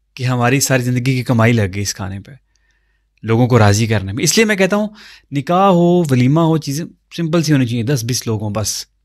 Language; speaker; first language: Urdu; non-native, local second language; Punjabi